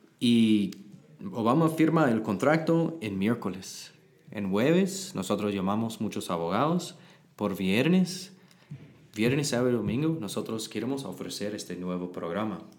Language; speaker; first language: Spanish; non-native, learner; English